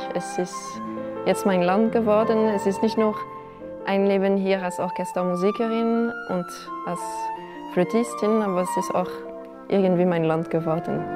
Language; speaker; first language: German; non-native, fluent; French